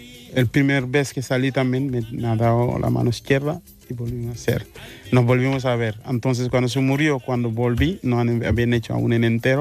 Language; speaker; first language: Spanish; non-native, fluent; Mandingo